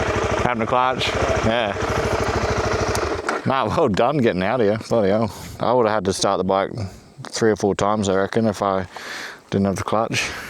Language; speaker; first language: English; native; English